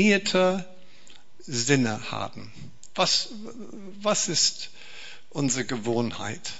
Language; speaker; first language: German; non-native, fluent; English